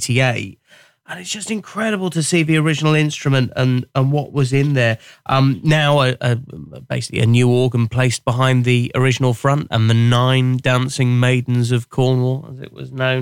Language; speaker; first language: English; native; English